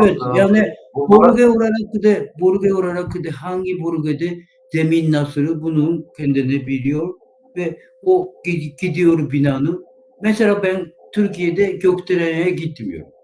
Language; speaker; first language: Turkish; non-native, learner; Japanese